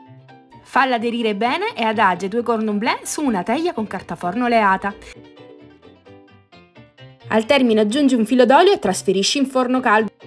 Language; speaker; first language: Italian; native; Italian